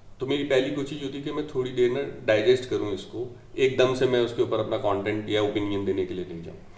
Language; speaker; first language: Urdu; native; Urdu